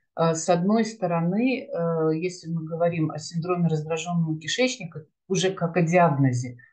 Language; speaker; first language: Russian; native; Russian